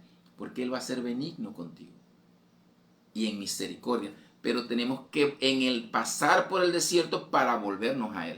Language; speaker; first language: Spanish; native; Spanish